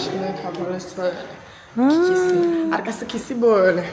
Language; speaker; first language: Turkish; non-native, learner; Indonesian